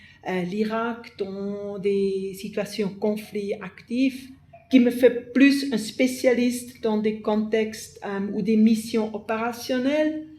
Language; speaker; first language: French; non-native, fluent; German